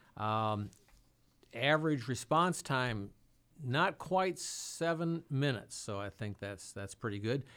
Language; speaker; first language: English; native; English